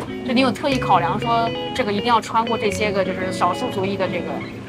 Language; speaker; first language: Chinese; native; Chinese